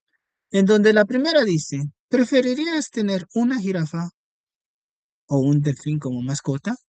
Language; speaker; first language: Spanish; native; Spanish